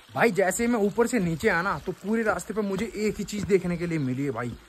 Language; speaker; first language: Hindi; native; Hindi